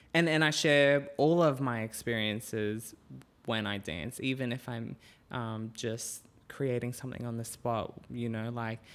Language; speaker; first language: English; native; English